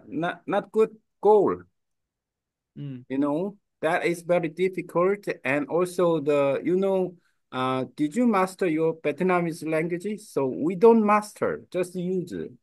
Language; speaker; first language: English; non-native, learner; Korean